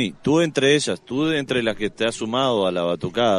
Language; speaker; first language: Spanish; native; Spanish